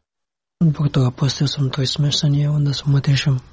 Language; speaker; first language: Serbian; non-native, learner; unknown